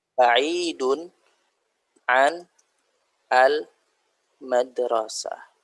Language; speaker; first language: Arabic; non-native, fluent; Indonesian